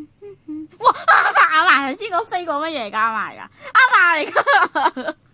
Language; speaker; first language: Chinese; native; Chinese